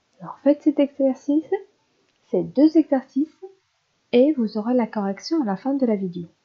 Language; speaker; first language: French; non-native, local second language; Arabic